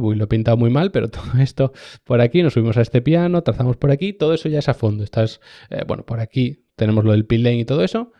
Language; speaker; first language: Spanish; native; Spanish